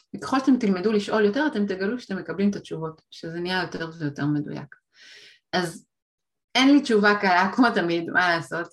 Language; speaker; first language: Hebrew; native; Hebrew